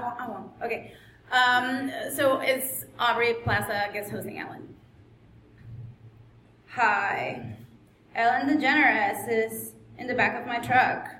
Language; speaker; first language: English; non-native, fluent; Spanish